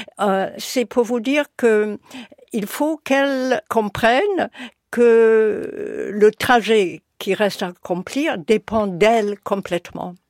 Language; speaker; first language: French; non-native, fluent; English